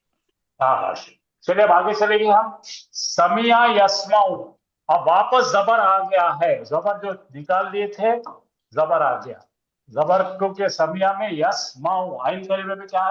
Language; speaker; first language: Hindi; native; Hindi